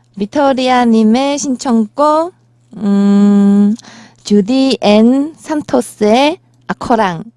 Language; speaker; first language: Korean; non-native, fluent; Chinese